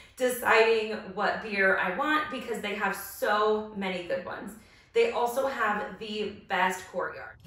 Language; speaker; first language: English; native; English